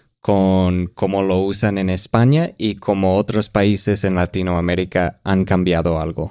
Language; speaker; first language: Spanish; non-native, fluent; English